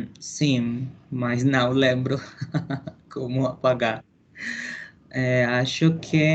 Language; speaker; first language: Portuguese; non-native, learner; Spanish